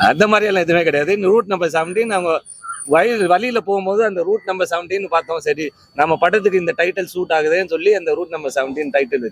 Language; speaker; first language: Tamil; native; Tamil